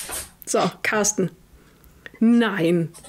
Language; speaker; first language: German; native; German